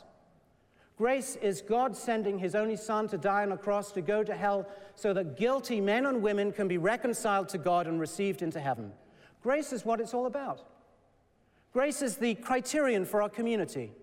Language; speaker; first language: English; native; English